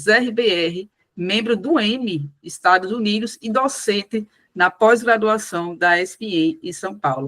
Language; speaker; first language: Portuguese; native; Portuguese